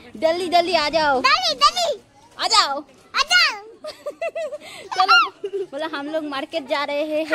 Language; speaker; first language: Hindi; non-native, local second language; Bangla